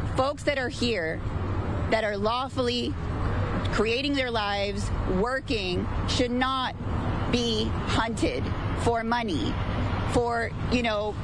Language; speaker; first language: English; early bilingual, other home language; Spanish